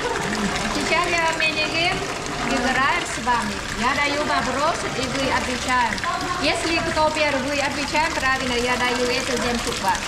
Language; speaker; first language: Russian; non-native, learner; Vietnamese